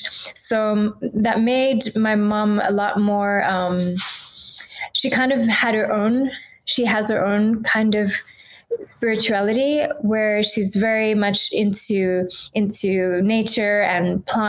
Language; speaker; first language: English; native; English